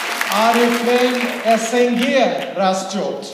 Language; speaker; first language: Russian; non-native, fluent; Swedish